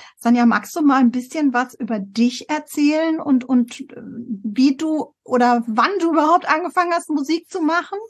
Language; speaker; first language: German; native; German